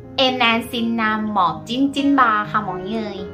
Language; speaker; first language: Vietnamese; non-native, learner; Thai